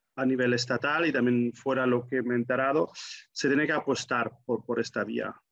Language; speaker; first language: Spanish; non-native, fluent; German